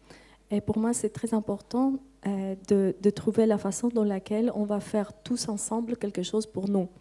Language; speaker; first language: French; non-native, fluent; Greek